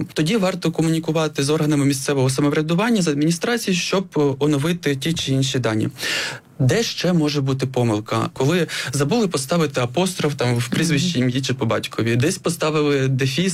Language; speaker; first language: Ukrainian; native; Ukrainian